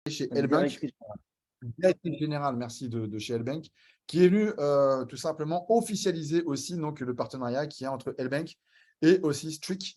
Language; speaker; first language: French; native; French